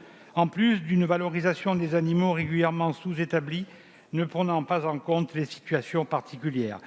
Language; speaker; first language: French; native; French